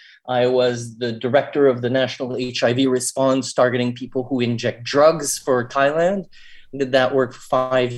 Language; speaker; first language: English; native; English